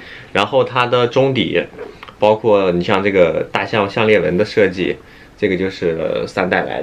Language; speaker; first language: Chinese; native; Chinese